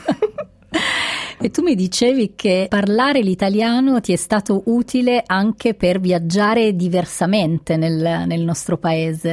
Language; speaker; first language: Italian; native; Italian